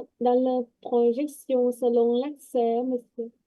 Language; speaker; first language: French; non-native, learner; Vietnamese